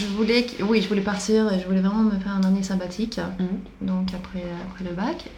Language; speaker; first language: French; non-native, fluent; Swedish